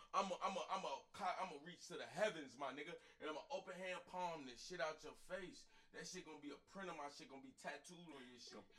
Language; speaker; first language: English; native; English